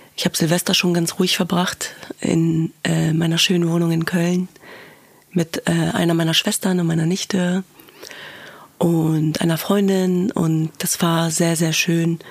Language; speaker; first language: German; early bilingual, other home language; Kurdish